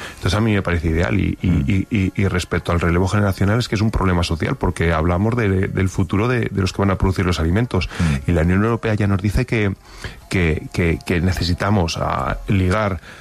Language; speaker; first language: Spanish; native; Spanish